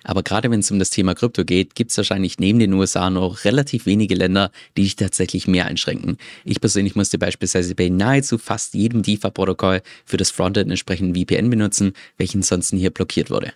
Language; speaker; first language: German; native; German